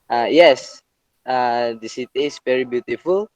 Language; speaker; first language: English; non-native, learner; Indonesian